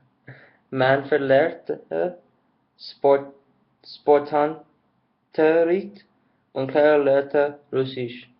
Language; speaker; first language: German; non-native, learner; English